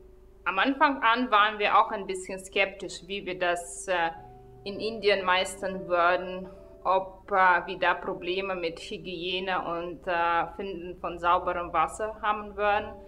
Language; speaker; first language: German; non-native, fluent; Russian